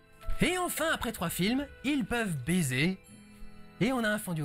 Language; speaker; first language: French; native; French